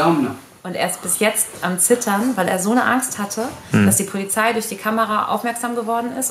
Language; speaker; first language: German; native; German